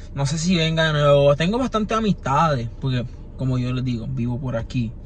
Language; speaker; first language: Spanish; early bilingual, heritage; Spanish